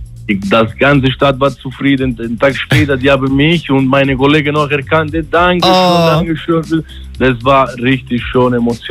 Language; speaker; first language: German; non-native, learner; Italian